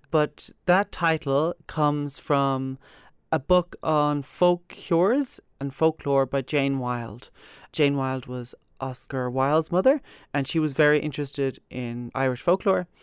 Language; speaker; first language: English; native; English